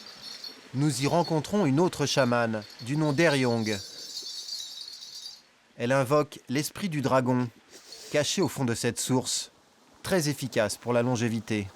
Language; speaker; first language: French; native; French